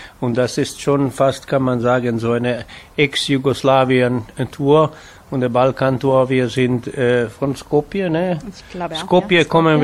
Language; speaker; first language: German; non-native, fluent; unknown